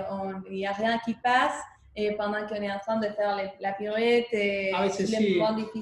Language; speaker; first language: French; non-native, fluent; Spanish